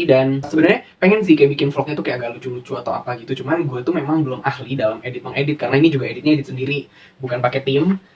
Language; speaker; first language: Indonesian; native; Indonesian